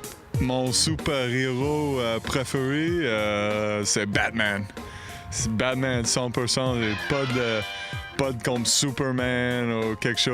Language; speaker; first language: French; non-native, learner; English